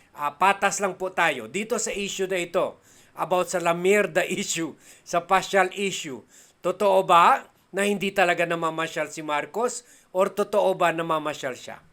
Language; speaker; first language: Filipino; native; Filipino